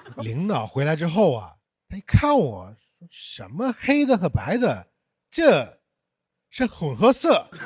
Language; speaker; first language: Chinese; non-native, fluent; English